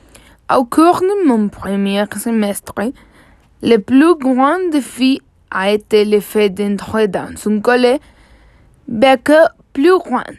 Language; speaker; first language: French; non-native, learner; Spanish